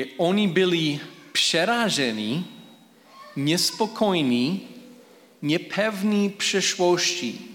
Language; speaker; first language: Polish; non-native, fluent; English